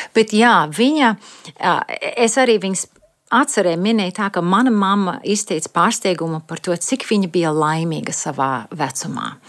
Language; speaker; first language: Latvian; early bilingual, heritage; Latvian